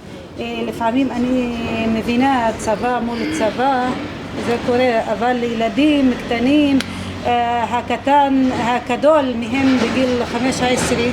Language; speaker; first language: Hebrew; non-native, local second language; Arabic